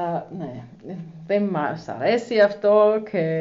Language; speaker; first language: Greek; non-native, learner; German